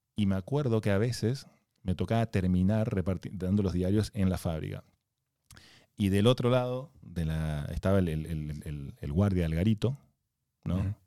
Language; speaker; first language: Spanish; native; Spanish